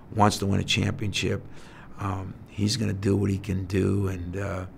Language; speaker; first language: English; native; English